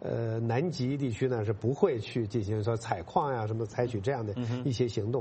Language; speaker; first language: Chinese; native; Chinese